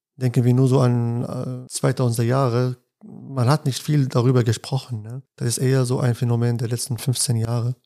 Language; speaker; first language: German; non-native, fluent; Arabic